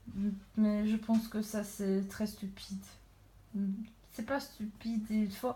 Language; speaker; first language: French; non-native, learner; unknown